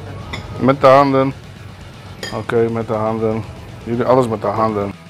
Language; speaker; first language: Dutch; non-native, learner; Spanish